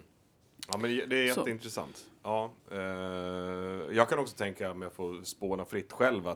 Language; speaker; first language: Swedish; native; Swedish